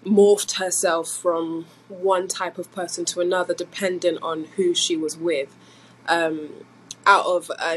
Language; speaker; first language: English; native; English